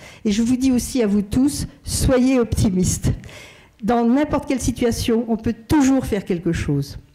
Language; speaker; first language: French; native; French